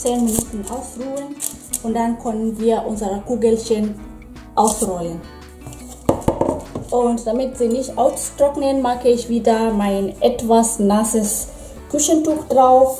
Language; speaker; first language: German; non-native, fluent; Swahili